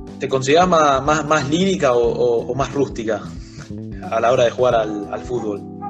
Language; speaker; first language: Spanish; native; Spanish